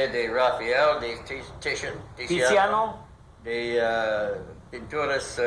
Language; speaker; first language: Spanish; non-native, learner; English